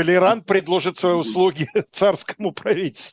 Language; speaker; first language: Russian; native; Russian